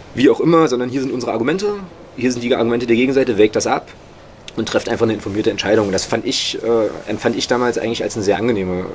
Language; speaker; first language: German; native; German